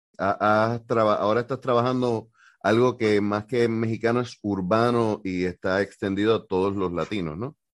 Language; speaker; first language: Spanish; native; Spanish